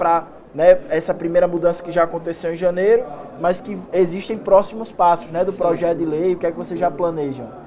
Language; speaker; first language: Portuguese; native; Portuguese